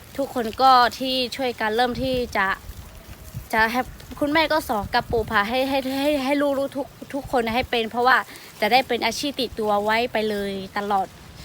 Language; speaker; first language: Thai; non-native, local second language; Lahu